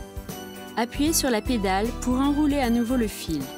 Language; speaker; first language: French; native; French